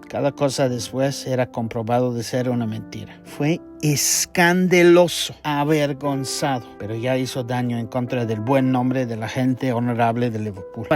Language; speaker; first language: Spanish; non-native, fluent; English